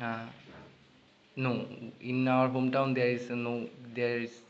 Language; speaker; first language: English; non-native, learner; Bangla